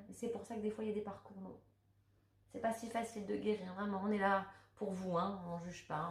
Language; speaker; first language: French; native; French